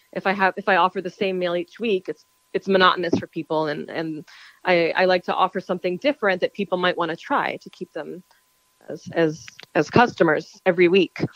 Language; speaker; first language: English; native; English